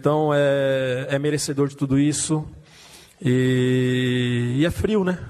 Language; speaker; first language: Portuguese; native; Portuguese